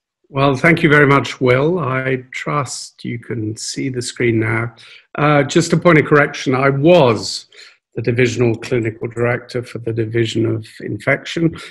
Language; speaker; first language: English; native; English